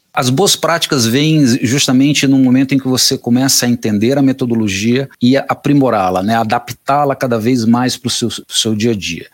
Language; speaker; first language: Portuguese; native; Portuguese